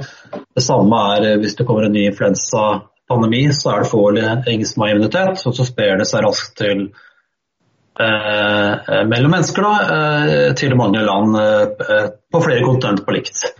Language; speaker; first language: Norwegian; native; Norwegian